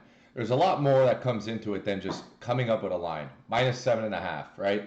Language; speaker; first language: English; native; English